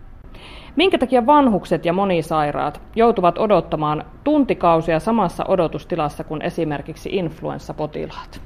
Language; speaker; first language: Finnish; native; Finnish